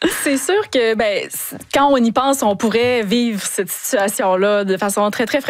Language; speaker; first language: French; native; French